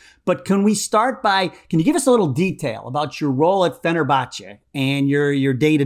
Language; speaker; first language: English; native; English